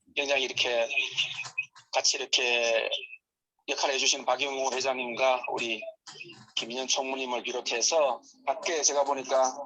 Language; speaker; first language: Korean; native; Korean